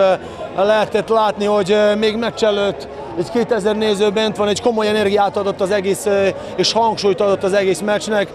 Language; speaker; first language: Hungarian; non-native, fluent; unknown